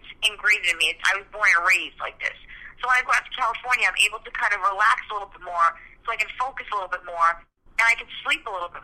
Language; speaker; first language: English; early bilingual, other home language; Spanish